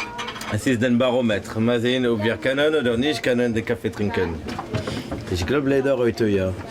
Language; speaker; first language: German; non-native, learner; French